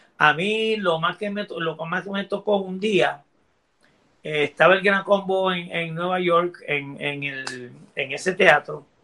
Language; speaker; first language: Spanish; early bilingual, heritage; Spanish